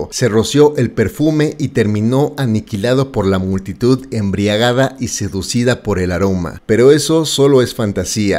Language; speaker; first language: Spanish; native; Spanish